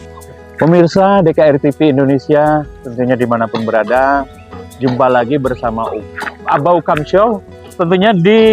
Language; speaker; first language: Indonesian; native; Indonesian